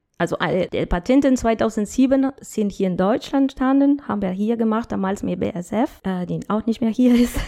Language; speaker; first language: German; non-native, fluent; Spanish